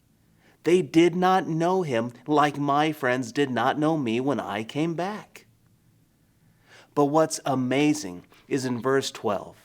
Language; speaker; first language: English; native; English